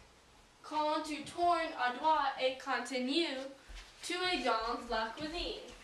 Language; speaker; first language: French; non-native, learner; English